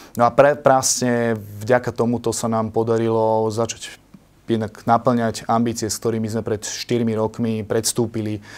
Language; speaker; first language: Slovak; native; Slovak